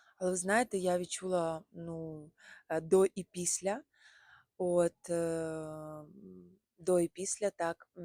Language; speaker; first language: Ukrainian; non-native, local second language; Russian